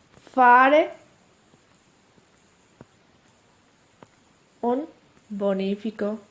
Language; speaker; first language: Italian; non-native, fluent; Urdu